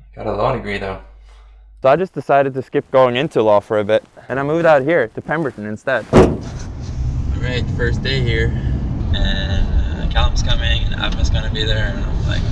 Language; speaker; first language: English; non-native, fluent; Norwegian